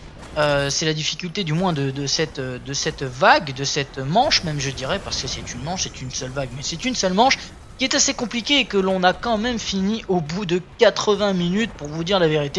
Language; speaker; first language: French; native; French